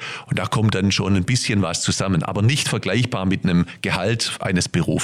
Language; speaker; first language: German; native; German